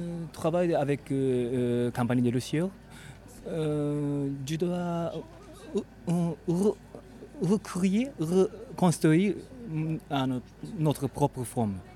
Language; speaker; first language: French; non-native, learner; Japanese